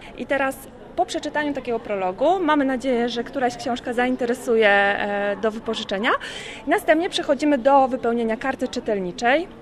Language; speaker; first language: Polish; native; Polish